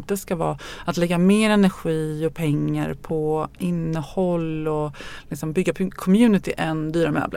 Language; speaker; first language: Swedish; native; Swedish